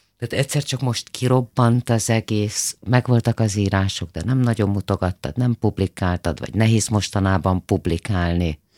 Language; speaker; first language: Hungarian; native; Hungarian